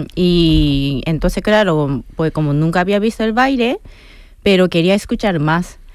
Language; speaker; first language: Spanish; non-native, fluent; Japanese